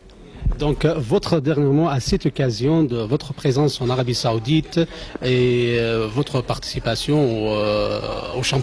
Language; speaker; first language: French; non-native, fluent; Arabic